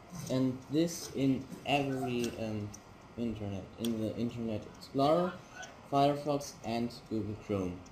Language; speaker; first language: English; non-native, learner; German